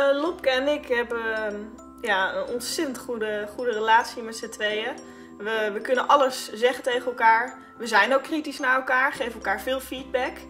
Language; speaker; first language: Dutch; native; Dutch